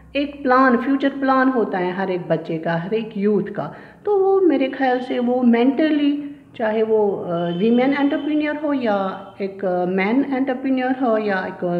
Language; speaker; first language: Hindi; native; Hindi